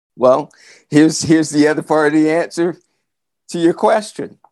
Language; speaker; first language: English; native; English